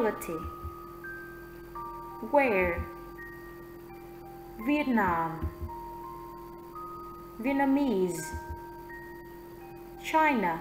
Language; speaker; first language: English; non-native, fluent; Vietnamese